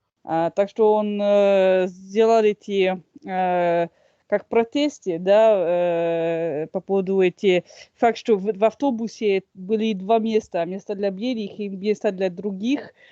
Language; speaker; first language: Russian; non-native, fluent; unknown